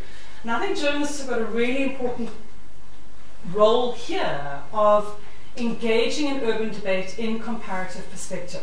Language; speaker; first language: English; native; English